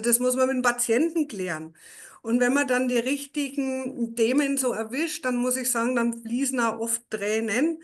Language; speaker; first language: German; native; German